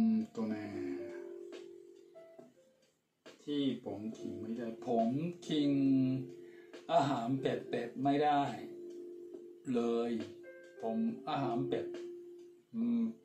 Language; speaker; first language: Thai; non-native, fluent; Japanese